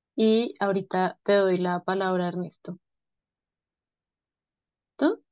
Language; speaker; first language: Spanish; native; Spanish